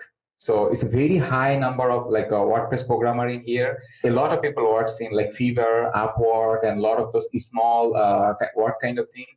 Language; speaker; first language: English; non-native, local second language; Bangla